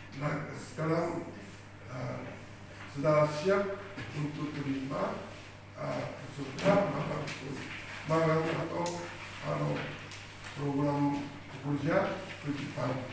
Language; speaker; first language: Indonesian; non-native, fluent; Japanese